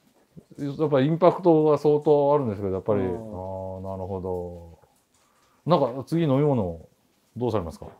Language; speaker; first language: Japanese; native; Japanese